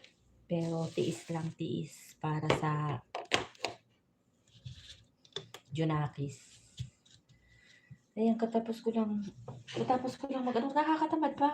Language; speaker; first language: Filipino; non-native, local second language; Bikol